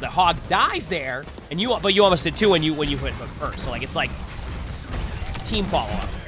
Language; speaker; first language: English; native; English